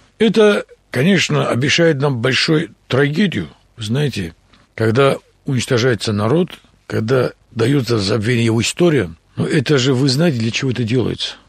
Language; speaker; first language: Russian; non-native, local second language; Talysh